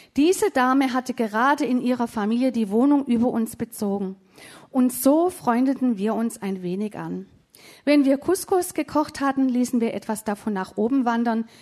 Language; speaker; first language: German; native; German